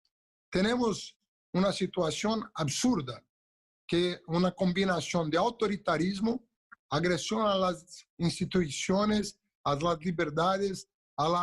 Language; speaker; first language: Spanish; non-native, local second language; Portuguese